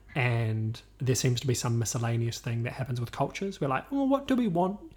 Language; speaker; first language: English; native; English